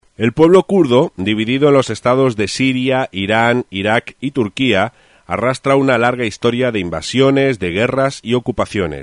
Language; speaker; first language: Spanish; native; Spanish